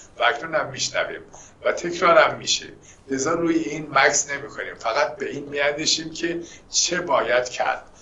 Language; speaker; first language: Persian; native; Persian